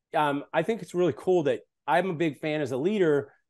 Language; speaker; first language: English; native; English